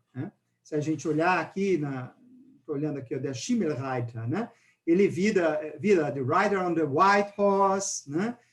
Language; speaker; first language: Portuguese; native; Portuguese